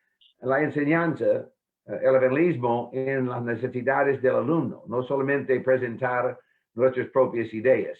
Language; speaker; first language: Spanish; non-native, fluent; English